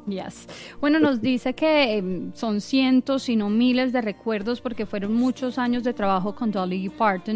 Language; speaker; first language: Spanish; native; Spanish